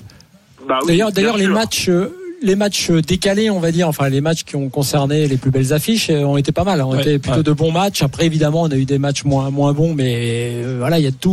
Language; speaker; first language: French; native; French